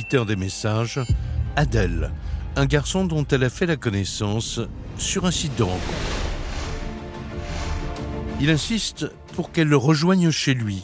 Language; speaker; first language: French; native; French